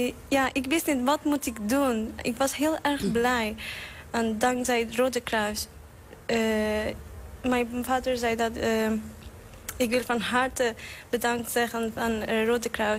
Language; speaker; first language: Dutch; non-native, learner; Persian